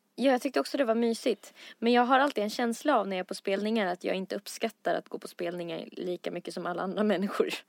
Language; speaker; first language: Swedish; native; Swedish